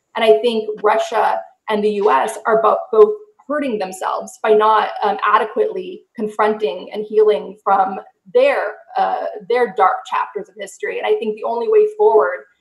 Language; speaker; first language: English; native; English